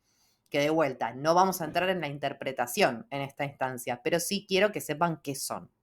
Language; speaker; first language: Spanish; native; Spanish